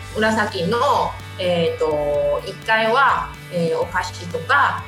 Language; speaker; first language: Japanese; non-native, fluent; Chinese